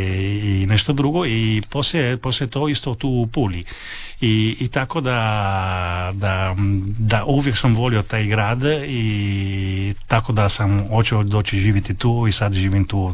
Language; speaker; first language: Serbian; early bilingual, heritage; Italian